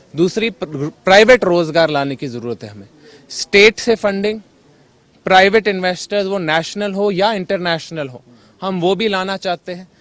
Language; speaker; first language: Hindi; native; Hindi